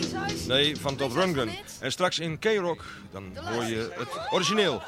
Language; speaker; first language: Dutch; native; Dutch